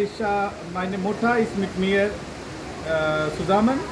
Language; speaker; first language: German; non-native, learner; Urdu